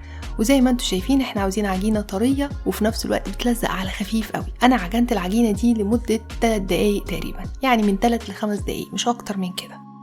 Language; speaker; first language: Arabic; native; Arabic